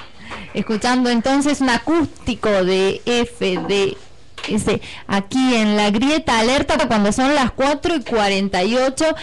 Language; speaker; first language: Spanish; native; Spanish